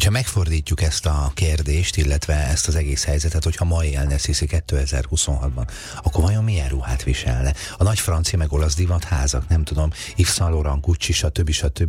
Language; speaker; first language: Hungarian; native; Hungarian